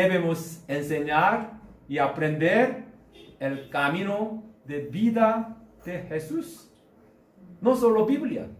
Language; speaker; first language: Spanish; non-native, learner; Korean